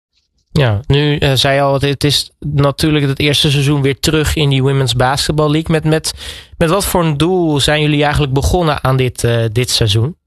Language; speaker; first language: Dutch; native; Dutch